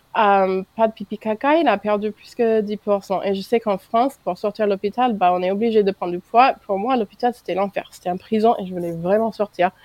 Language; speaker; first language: French; non-native, fluent; English